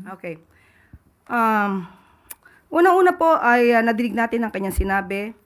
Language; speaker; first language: Filipino; native; Filipino